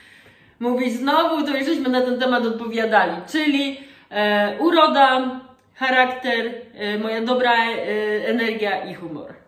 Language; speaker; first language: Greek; non-native, learner; Polish